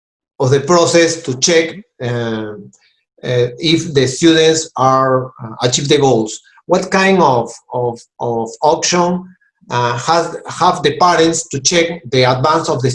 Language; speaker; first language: English; non-native, learner; Spanish